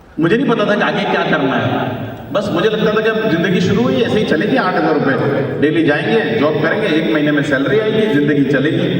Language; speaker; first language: Hindi; native; Hindi